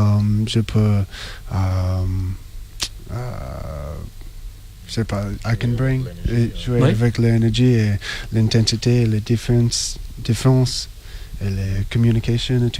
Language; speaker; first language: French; non-native, learner; English